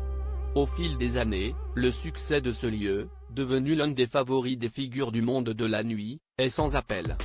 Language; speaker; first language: French; native; French